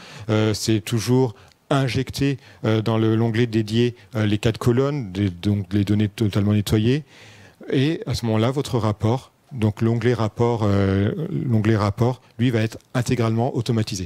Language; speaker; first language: French; native; French